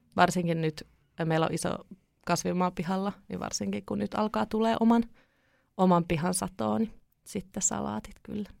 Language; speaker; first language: Finnish; native; Finnish